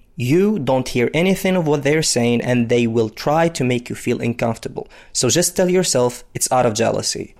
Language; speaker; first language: English; non-native, fluent; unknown